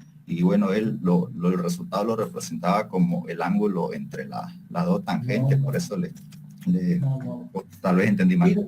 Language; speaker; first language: Spanish; native; Spanish